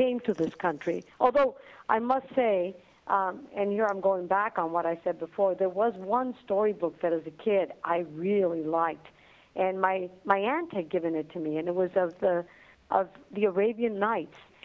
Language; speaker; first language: English; non-native, fluent; Spanish